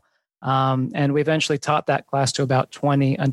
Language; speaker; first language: English; native; English